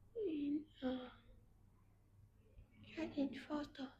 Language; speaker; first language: English; non-native, learner; Vietnamese